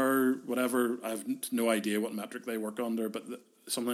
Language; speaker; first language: English; native; English